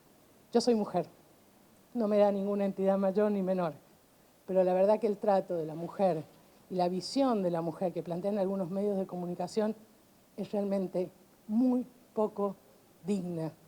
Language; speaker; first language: Spanish; native; Spanish